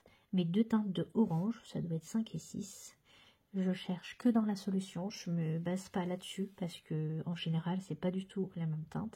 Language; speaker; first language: French; native; French